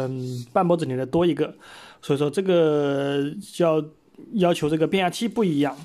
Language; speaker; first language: Chinese; native; Chinese